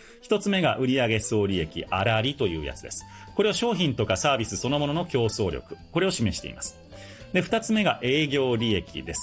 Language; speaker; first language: Japanese; native; Japanese